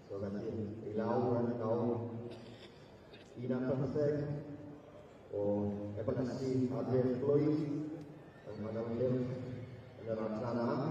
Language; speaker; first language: Welsh; native; Welsh